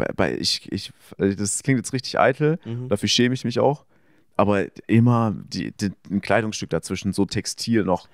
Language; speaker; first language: German; native; German